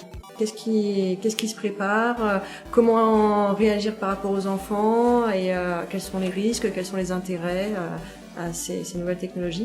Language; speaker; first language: French; native; French